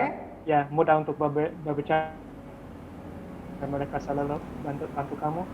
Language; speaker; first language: Indonesian; non-native, fluent; English